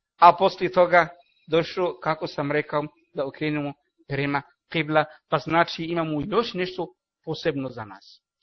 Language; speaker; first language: Bosnian; non-native, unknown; Arabic